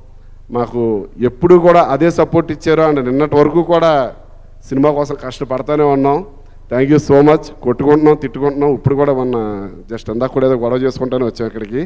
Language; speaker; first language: Telugu; native; Telugu